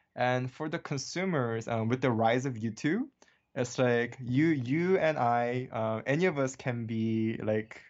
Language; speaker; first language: English; early bilingual, other home language; Korean